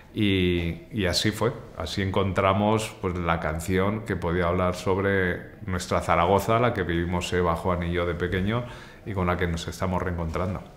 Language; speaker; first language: Spanish; native; Spanish